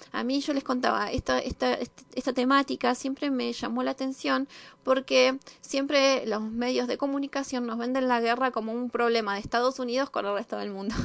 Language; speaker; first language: Spanish; native; Spanish